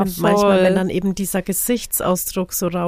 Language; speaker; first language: German; native; German